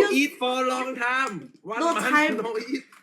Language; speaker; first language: English; non-native, learner; Thai